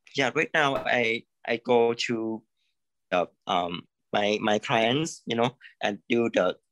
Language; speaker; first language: English; non-native, learner; Thai